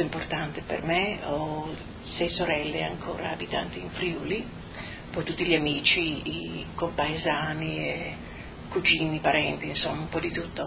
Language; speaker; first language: Italian; native; Italian